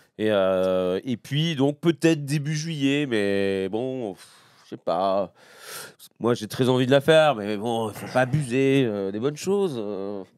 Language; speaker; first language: French; native; French